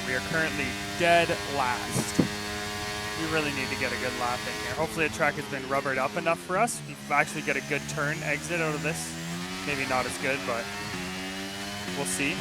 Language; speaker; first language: English; native; English